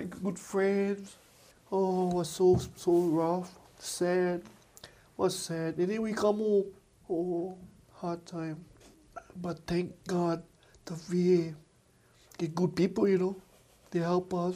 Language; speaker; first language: English; native; English